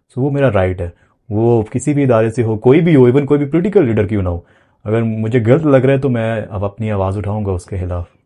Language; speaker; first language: Urdu; non-native, local second language; Punjabi